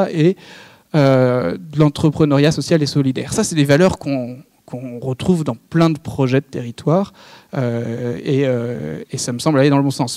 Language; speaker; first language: French; native; French